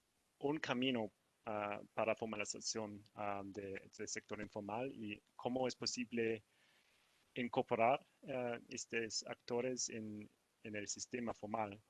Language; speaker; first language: Spanish; non-native, learner; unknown